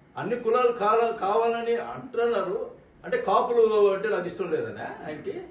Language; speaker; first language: Telugu; native; Telugu